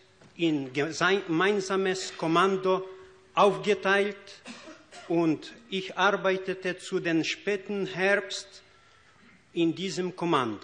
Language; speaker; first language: German; non-native, fluent; Ukrainian